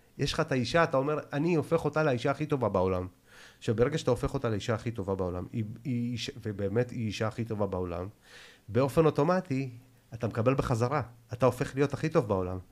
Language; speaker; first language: Hebrew; early bilingual, other home language; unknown